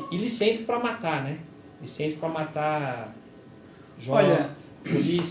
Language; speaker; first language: Portuguese; native; Portuguese